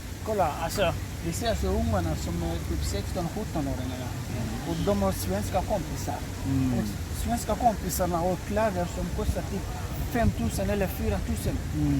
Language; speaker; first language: Swedish; early bilingual, other home language; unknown